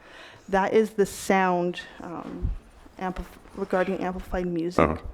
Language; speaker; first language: English; native; English